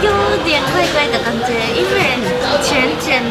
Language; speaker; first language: Chinese; non-native, fluent; Japanese